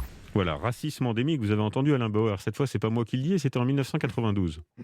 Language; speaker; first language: French; native; French